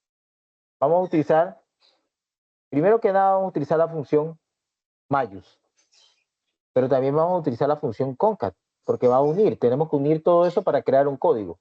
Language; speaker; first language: Spanish; native; Spanish